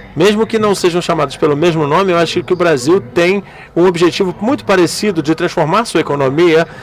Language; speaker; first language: Portuguese; non-native, learner; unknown